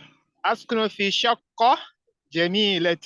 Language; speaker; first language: Arabic; non-native, learner; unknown